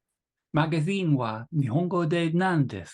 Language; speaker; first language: Japanese; non-native, learner; English